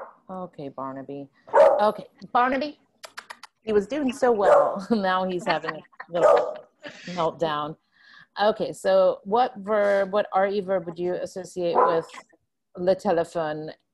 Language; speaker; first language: English; native; English